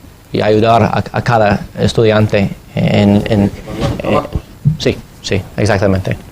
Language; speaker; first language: Spanish; non-native, fluent; English